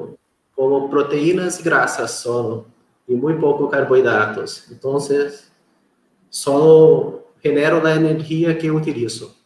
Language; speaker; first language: Spanish; non-native, fluent; Portuguese